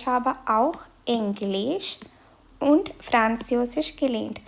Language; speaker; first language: German; non-native, fluent; Malayalam